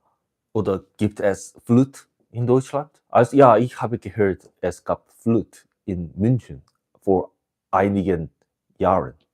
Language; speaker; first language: German; non-native, learner; English